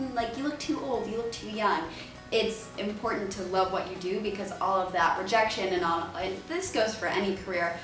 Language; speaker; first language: English; native; English